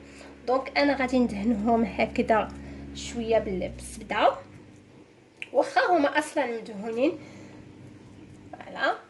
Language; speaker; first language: Arabic; native; Arabic